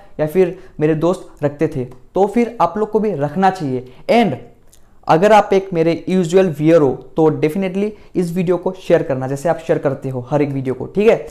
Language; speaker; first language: Hindi; non-native, local second language; Assamese